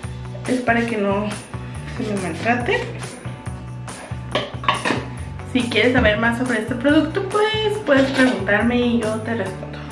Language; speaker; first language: Spanish; native; Spanish